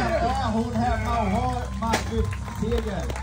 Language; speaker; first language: Swedish; native; Swedish